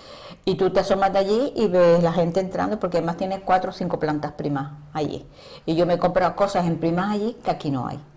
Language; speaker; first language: Spanish; native; Spanish